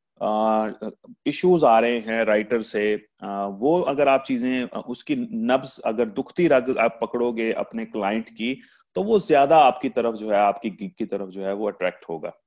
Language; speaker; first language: Urdu; non-native, local second language; Punjabi